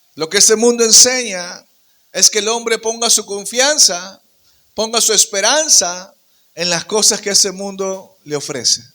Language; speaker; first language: Spanish; native; Spanish